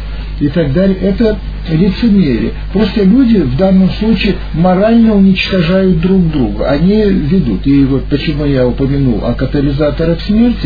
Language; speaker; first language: Russian; native; Russian